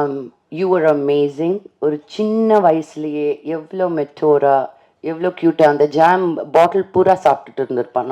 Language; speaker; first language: Tamil; non-native, local second language; Telugu